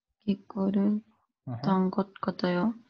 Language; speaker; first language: Korean; non-native, learner; Spanish